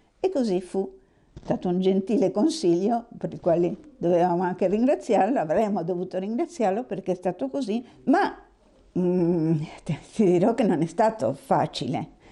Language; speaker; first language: Italian; early bilingual, heritage; Italian